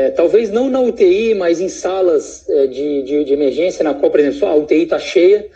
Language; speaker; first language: Portuguese; native; Portuguese